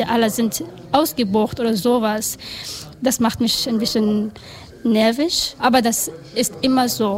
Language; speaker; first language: German; non-native, learner; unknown